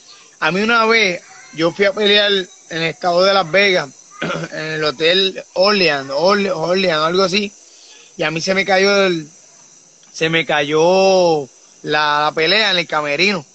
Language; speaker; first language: Spanish; native; Spanish